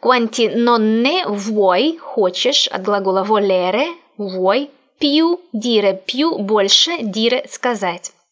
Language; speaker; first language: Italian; non-native, fluent; Russian